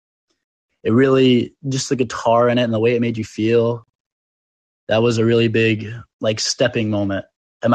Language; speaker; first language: English; native; English